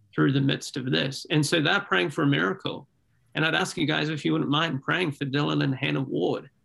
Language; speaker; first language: English; native; English